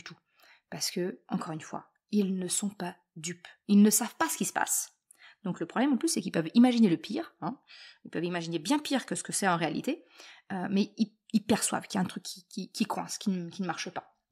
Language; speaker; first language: French; native; French